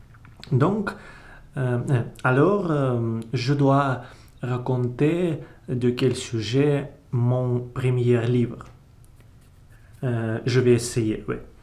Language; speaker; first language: French; non-native, learner; Russian